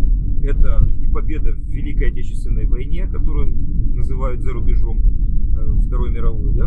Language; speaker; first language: Russian; native; Russian